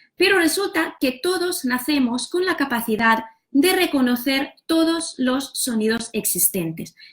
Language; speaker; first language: Spanish; non-native, local second language; Catalan